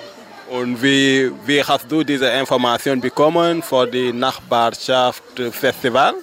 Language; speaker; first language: German; non-native, learner; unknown